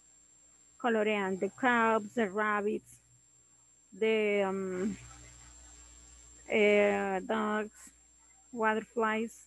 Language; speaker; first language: English; non-native, learner; Spanish